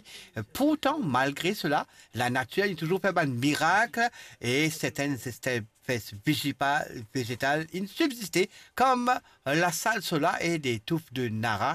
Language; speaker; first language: French; non-native, local second language; Morisyen